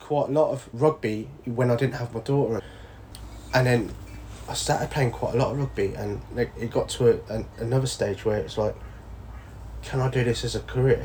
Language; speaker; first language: English; native; English